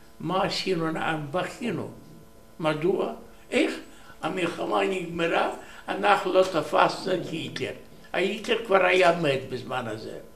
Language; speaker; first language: Hebrew; non-native, learner; Romanian